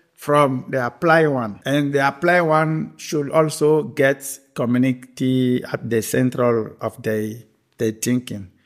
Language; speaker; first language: English; non-native, fluent; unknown